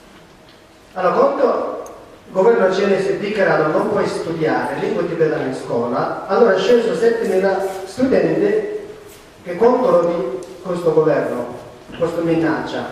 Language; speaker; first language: Italian; non-native, learner; Tibetan